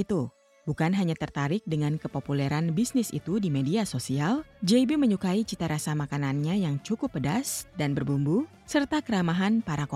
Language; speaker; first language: Indonesian; native; Indonesian